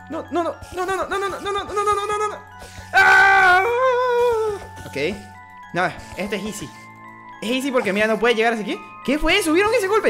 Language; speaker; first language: Spanish; native; Spanish